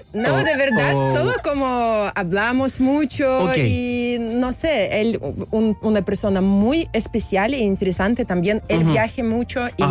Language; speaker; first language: Spanish; non-native, learner; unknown